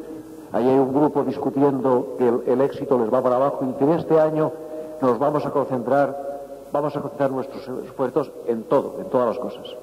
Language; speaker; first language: Spanish; native; Spanish